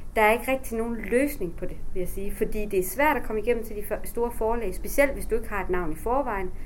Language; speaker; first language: Danish; native; Danish